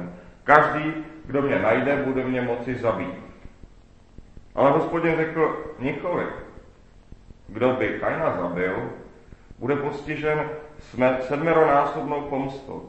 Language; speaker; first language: Czech; native; Czech